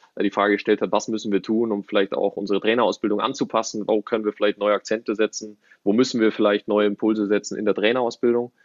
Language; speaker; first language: German; native; German